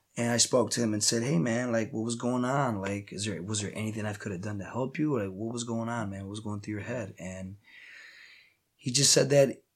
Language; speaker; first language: English; native; English